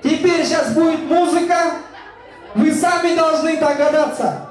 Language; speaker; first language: Russian; non-native, local second language; Kazakh